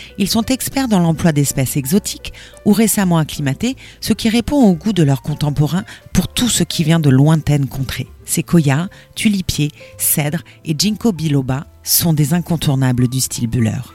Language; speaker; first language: French; native; French